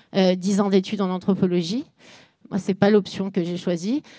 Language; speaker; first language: French; native; French